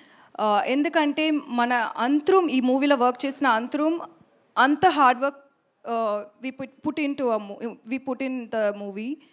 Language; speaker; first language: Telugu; non-native, learner; Tamil